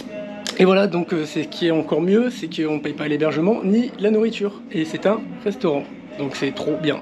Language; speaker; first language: French; native; French